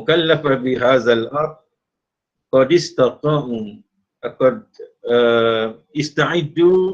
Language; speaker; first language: Arabic; non-native, fluent; Malay